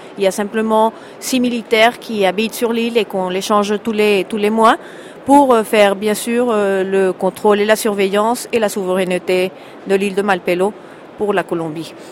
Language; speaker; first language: French; early bilingual, heritage; French